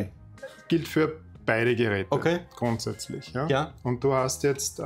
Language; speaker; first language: German; native; German